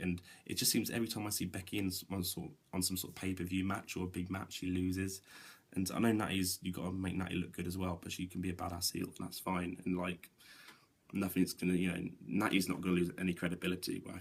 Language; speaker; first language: English; native; English